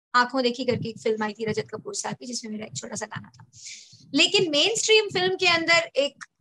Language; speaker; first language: Hindi; native; Hindi